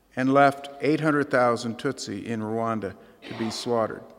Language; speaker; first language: English; native; English